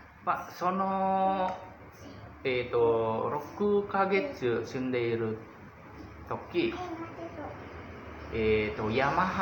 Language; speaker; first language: Japanese; non-native, learner; Indonesian